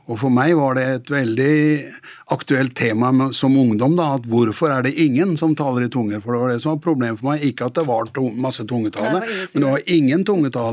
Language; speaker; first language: Norwegian; native; Norwegian